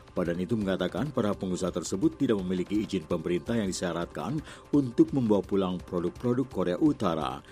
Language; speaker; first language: Indonesian; native; Indonesian